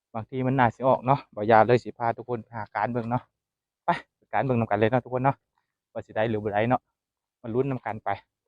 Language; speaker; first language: Thai; native; Thai